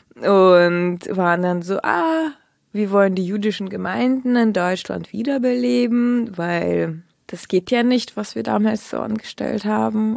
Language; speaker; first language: German; early bilingual, other home language; Russian